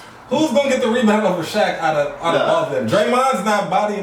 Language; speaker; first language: English; native; English